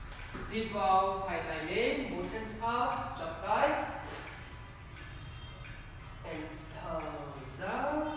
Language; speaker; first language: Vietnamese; non-native, learner; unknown